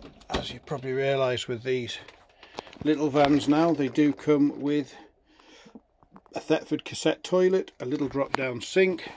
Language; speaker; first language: English; native; English